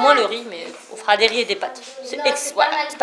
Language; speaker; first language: French; native; French